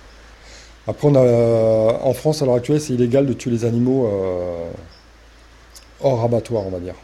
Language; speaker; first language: French; native; French